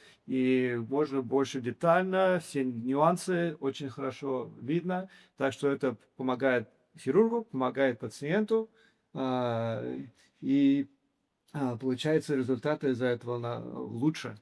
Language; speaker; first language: Russian; early bilingual, heritage; English